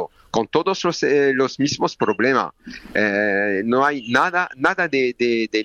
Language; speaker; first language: Spanish; non-native, learner; French